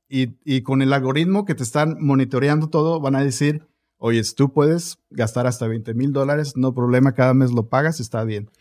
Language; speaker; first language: Spanish; early bilingual, heritage; Spanish